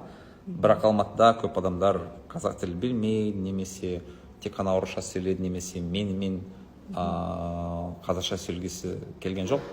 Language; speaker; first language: Kazakh; non-native, learner; Lithuanian